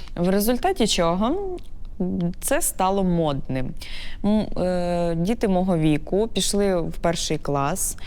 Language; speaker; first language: Ukrainian; non-native, local second language; Romany